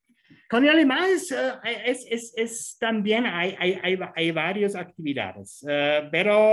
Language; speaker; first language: Spanish; non-native, fluent; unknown